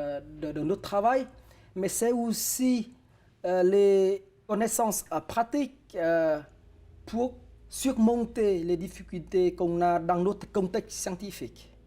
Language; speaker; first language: French; non-native, fluent; Vietnamese